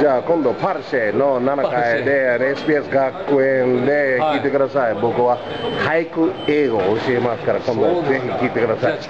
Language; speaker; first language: Japanese; non-native, fluent; English